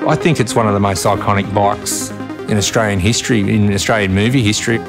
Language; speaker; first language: English; native; English